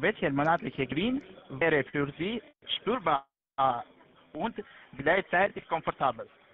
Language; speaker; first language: German; non-native, learner; Latvian